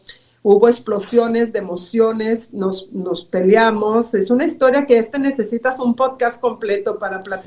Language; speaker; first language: Spanish; native; Spanish